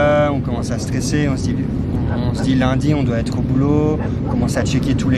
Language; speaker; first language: French; native; French